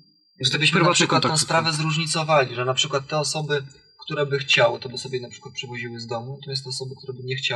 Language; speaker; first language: Polish; native; Polish